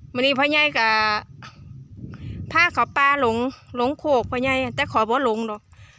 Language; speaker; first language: Thai; native; Thai